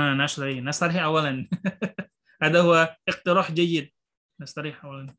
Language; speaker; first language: Arabic; non-native, fluent; Indonesian